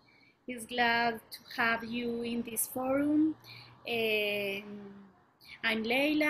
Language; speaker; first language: English; non-native, learner; Spanish